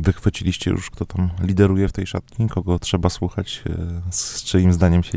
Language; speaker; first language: Polish; native; Polish